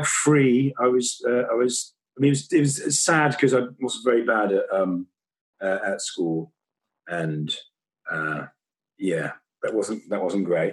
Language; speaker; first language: English; native; English